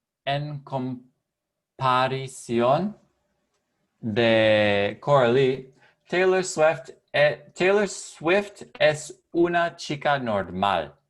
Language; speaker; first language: Spanish; non-native, learner; English